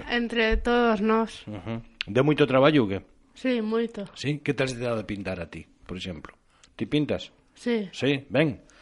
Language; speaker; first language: Galician; non-native, local second language; Spanish